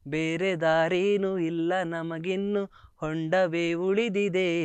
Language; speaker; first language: Kannada; native; Kannada